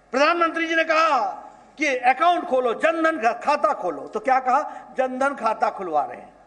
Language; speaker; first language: Hindi; native; Hindi